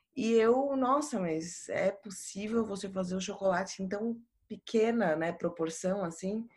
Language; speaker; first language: Portuguese; native; Portuguese